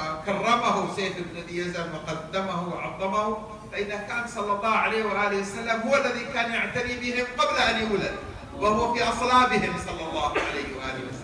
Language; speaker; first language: Arabic; native; Arabic